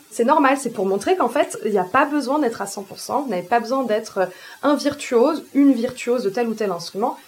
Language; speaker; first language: French; native; French